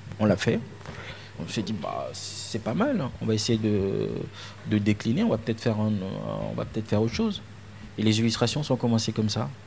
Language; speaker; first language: French; non-native, local second language; Ewe